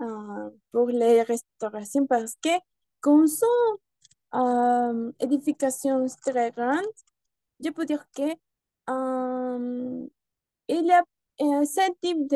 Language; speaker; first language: French; non-native, learner; Spanish